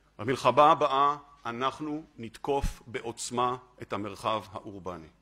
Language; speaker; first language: Hebrew; native; Hebrew